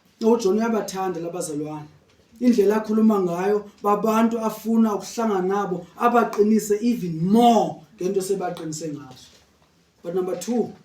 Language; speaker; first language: Zulu; non-native, local second language; Xhosa